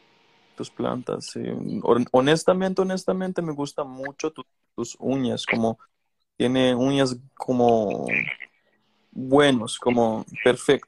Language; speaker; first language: Spanish; non-native, learner; English